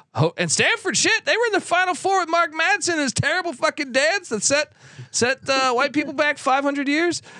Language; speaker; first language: English; native; English